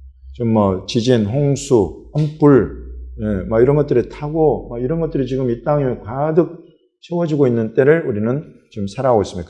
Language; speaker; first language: Korean; native; Korean